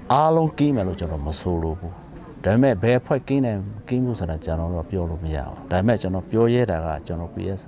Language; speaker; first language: Burmese; non-native, local second language; Shwe Palaung